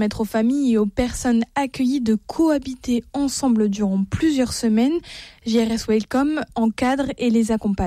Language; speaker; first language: French; native; French